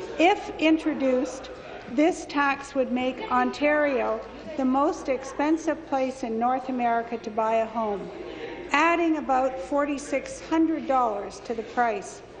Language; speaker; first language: English; native; English